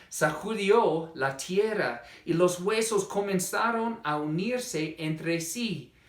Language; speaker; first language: Spanish; non-native, fluent; English